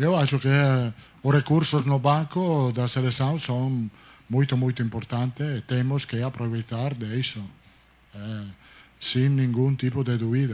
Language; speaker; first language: Portuguese; non-native, fluent; Italian